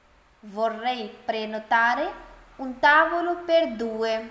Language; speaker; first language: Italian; non-native, fluent; Urdu